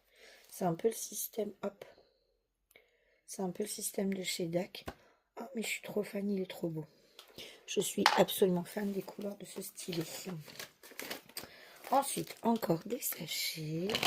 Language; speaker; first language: French; native; French